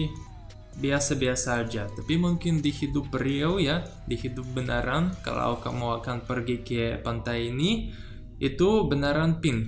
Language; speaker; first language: Indonesian; non-native, learner; Russian